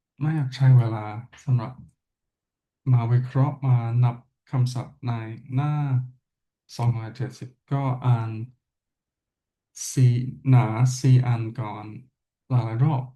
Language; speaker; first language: Thai; non-native, learner; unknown